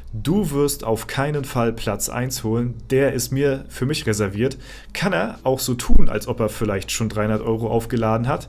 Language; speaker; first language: German; native; German